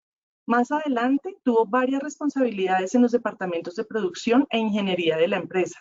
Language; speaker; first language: Spanish; native; Spanish